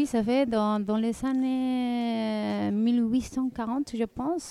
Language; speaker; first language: French; non-native, fluent; Spanish